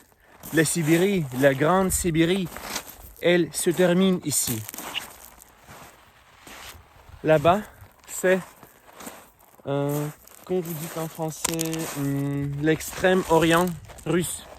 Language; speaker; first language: French; non-native, fluent; Russian